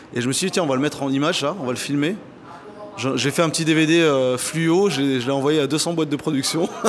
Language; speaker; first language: French; early bilingual, other home language; Arabic